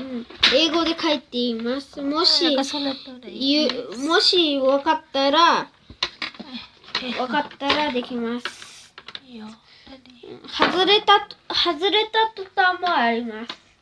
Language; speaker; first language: Japanese; early bilingual, other home language; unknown